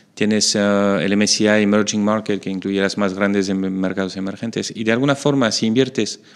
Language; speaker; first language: Spanish; non-native, fluent; French